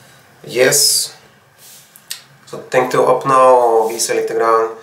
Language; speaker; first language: Swedish; non-native, fluent; Russian